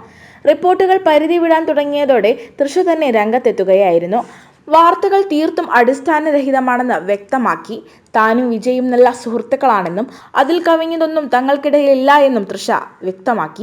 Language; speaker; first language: Malayalam; native; Malayalam